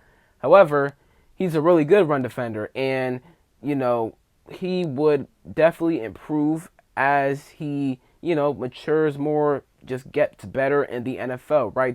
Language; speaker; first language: English; native; English